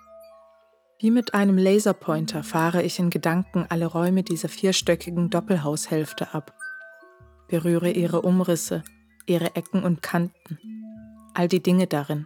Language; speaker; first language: German; early bilingual, other home language; Turkish